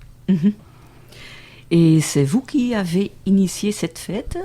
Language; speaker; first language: French; non-native, local second language; Dutch